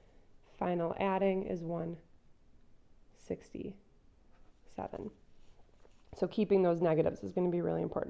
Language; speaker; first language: English; native; English